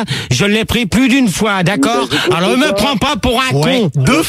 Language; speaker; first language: French; native; French